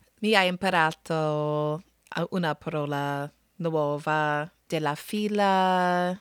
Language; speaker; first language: Italian; non-native, learner; English